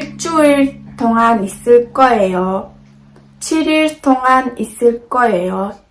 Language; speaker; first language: Korean; non-native, learner; Mongolian